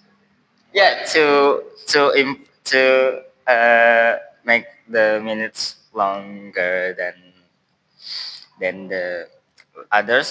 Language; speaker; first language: English; non-native, learner; Indonesian